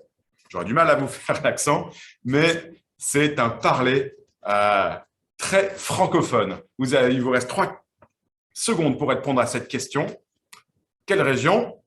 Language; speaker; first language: French; native; French